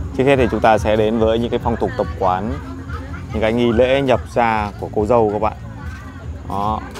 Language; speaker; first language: Vietnamese; non-native, local second language; Hmong